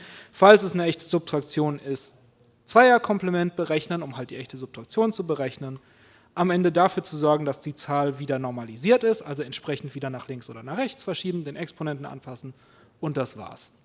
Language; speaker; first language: German; native; German